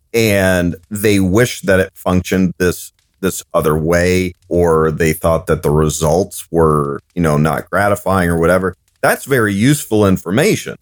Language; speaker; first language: English; native; English